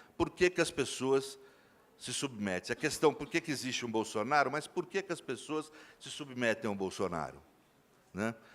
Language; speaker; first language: Portuguese; native; Portuguese